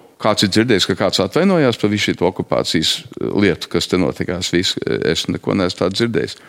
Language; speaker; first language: Latvian; early bilingual, heritage; Latvian